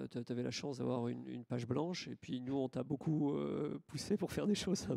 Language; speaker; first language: French; native; French